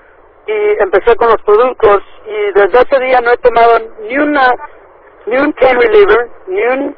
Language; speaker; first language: Spanish; early bilingual, heritage; Spanish